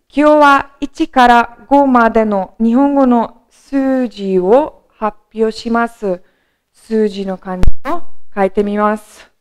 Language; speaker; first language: Japanese; non-native, fluent; Slovenian